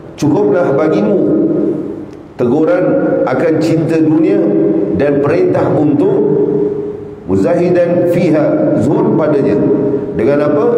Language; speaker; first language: Malay; native; Malay